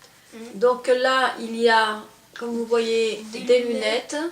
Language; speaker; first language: French; native; French